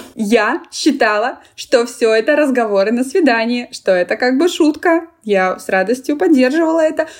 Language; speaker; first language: Russian; native; Russian